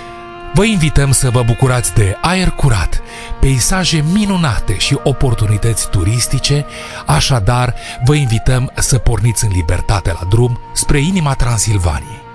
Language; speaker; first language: Romanian; native; Romanian